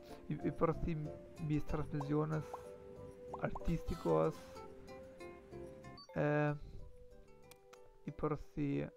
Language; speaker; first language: Spanish; non-native, learner; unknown